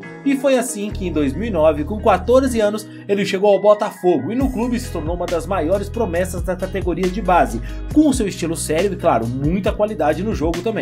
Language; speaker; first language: Portuguese; native; Portuguese